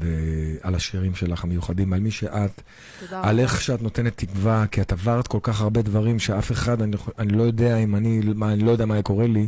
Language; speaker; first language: Hebrew; native; Hebrew